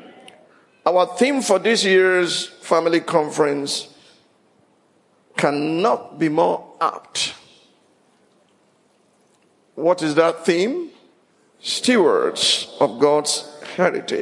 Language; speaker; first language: English; non-native, local second language; Yoruba